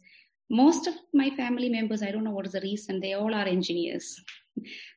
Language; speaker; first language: English; non-native, local second language; Malayalam